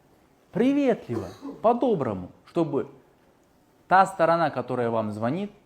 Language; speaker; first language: Russian; non-native, local second language; Kyrgyz